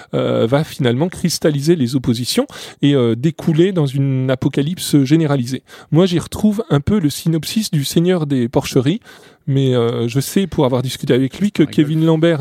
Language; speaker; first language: French; native; French